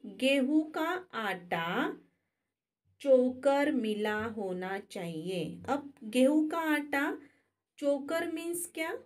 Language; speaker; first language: Hindi; non-native, local second language; Marathi